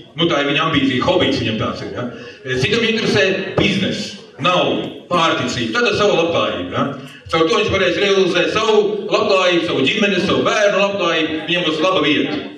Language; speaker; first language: Latvian; native; Latvian